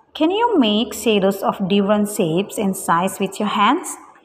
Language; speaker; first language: English; non-native, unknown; Indonesian